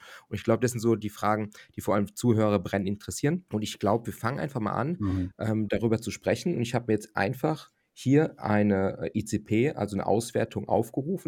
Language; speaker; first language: German; native; German